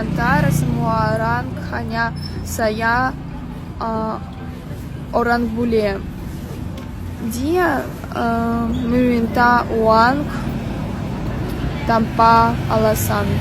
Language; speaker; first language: Indonesian; non-native, fluent; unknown